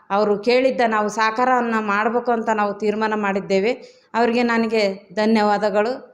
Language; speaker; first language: Kannada; native; Kannada